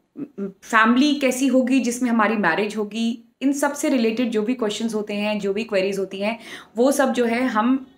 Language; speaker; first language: Hindi; native; Hindi